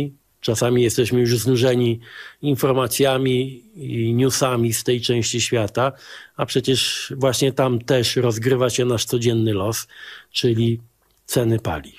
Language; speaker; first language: Polish; native; Polish